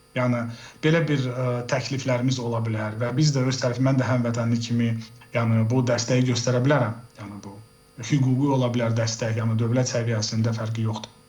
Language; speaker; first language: Azerbaijani; early bilingual, heritage; Azerbaijani